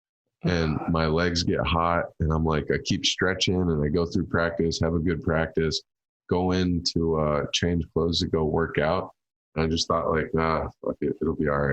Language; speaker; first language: English; native; English